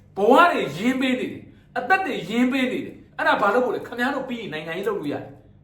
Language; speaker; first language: Burmese; native; Burmese